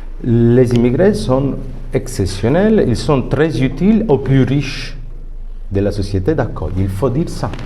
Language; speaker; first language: French; non-native, fluent; Italian